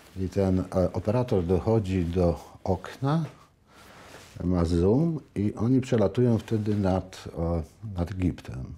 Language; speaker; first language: Polish; native; Polish